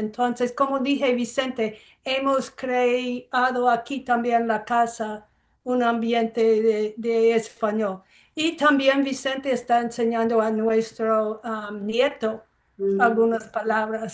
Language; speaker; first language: Spanish; non-native, fluent; English